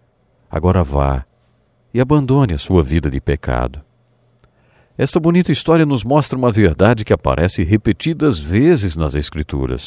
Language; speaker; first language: Portuguese; native; Portuguese